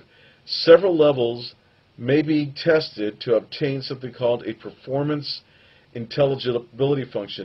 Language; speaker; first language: English; native; English